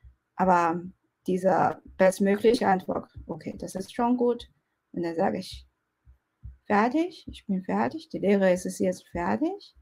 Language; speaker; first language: German; non-native, fluent; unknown